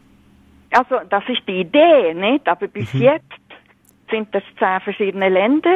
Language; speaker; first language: German; non-native, fluent; Norwegian